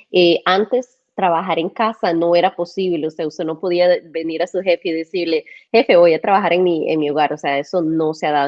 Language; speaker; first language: Spanish; native; Spanish